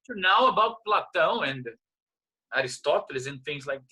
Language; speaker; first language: English; non-native, fluent; Portuguese